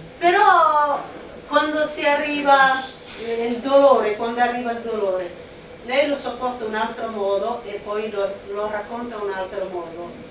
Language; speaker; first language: Italian; non-native, fluent; Somali